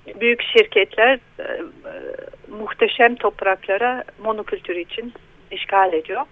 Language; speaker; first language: Turkish; non-native, learner; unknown